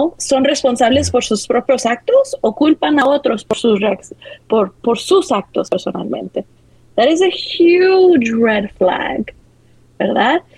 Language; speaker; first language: Spanish; early bilingual, heritage; Spanish